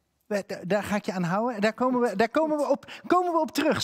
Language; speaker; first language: Dutch; native; Dutch